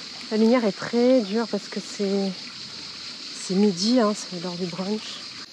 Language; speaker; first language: French; native; French